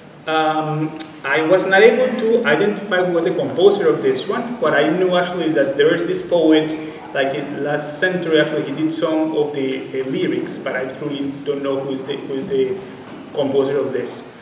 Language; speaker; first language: English; non-native, fluent; Spanish